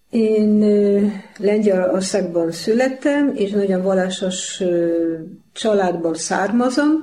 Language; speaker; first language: Hungarian; non-native, fluent; Polish